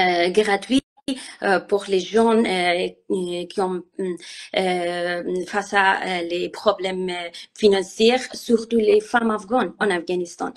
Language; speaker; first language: French; non-native, learner; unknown